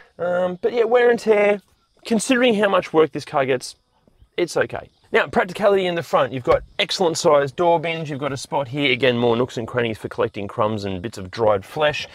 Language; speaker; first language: English; native; English